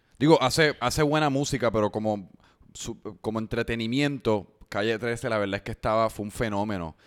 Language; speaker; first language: Spanish; native; Spanish